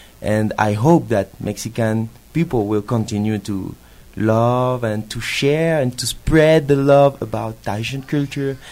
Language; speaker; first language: English; non-native, fluent; French